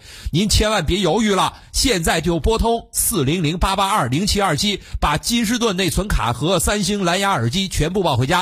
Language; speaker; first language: Chinese; native; Chinese